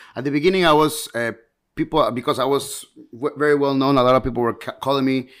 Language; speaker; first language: English; early bilingual, heritage; Spanish